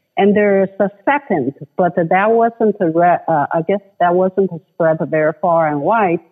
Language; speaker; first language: English; non-native, fluent; Chinese